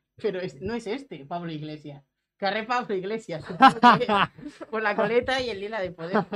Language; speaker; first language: Spanish; non-native, local second language; Catalan